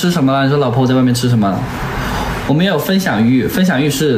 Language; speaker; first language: Chinese; native; Chinese